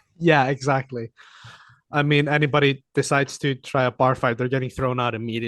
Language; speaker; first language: English; non-native, fluent; Icelandic